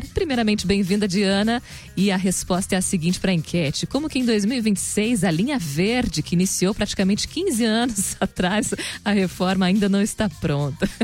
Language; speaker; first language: Portuguese; native; Portuguese